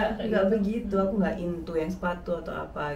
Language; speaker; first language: Indonesian; native; Indonesian